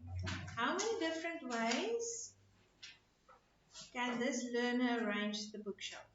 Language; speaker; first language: English; non-native, local second language; Afrikaans